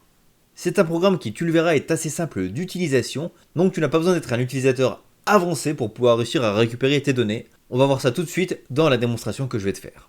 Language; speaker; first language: French; native; French